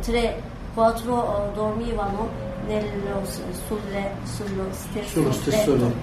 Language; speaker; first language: Italian; non-native, learner; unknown